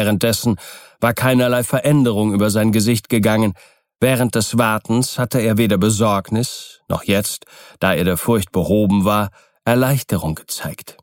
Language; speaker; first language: German; native; German